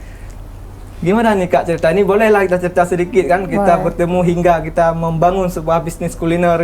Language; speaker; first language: Indonesian; native; Indonesian